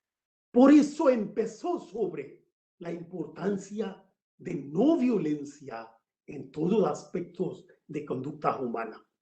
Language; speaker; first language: Spanish; non-native, fluent; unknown